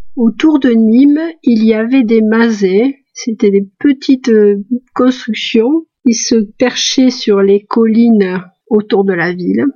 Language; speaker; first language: French; native; French